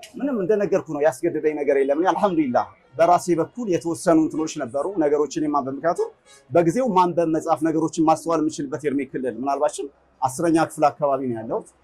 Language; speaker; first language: Amharic; native; Amharic